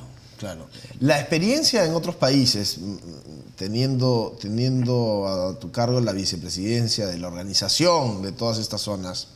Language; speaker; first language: Spanish; native; Spanish